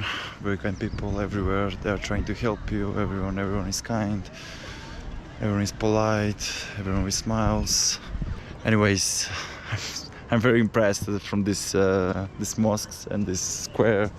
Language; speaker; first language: English; non-native, fluent; Macedonian